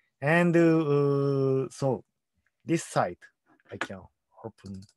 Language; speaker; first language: English; non-native, learner; Japanese